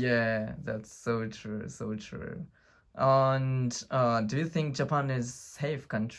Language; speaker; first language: English; non-native, learner; Japanese